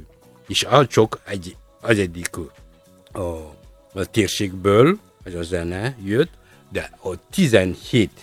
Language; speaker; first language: Hungarian; non-native, fluent; Malagasy